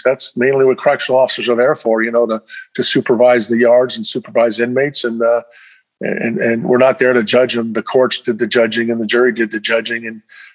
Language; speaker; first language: English; native; English